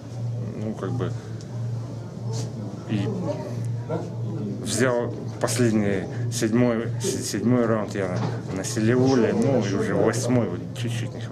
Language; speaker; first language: Russian; native; Russian